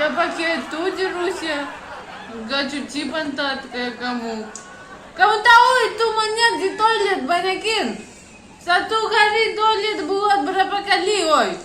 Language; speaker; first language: Indonesian; non-native, learner; Russian